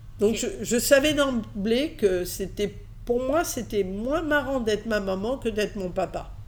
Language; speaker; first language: French; early bilingual, other home language; Catalan